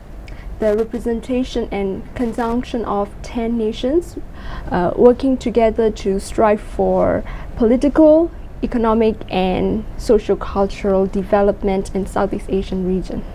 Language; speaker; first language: English; non-native, fluent; Burmese